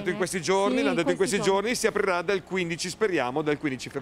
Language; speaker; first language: Italian; native; Italian